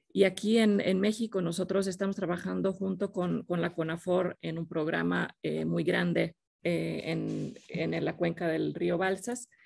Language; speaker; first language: Spanish; non-native, fluent; Finnish